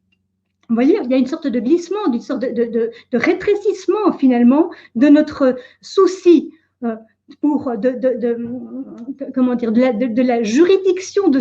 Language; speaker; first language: French; native; French